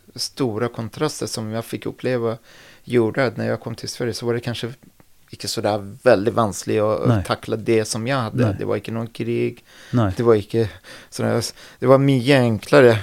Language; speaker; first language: Swedish; non-native, fluent; Persian